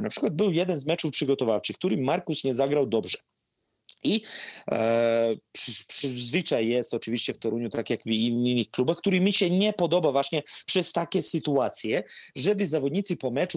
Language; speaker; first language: Polish; non-native, fluent; Serbian